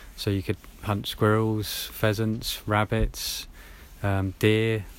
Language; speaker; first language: English; native; English